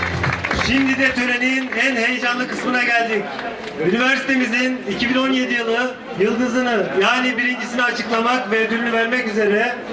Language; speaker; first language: Turkish; native; Turkish